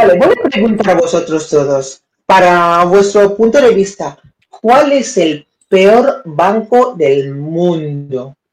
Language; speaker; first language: Spanish; non-native, learner; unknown